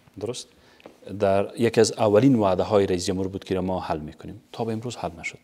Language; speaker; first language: Persian; native; Persian